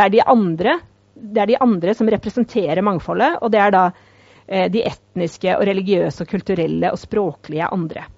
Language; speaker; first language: Norwegian; native; Norwegian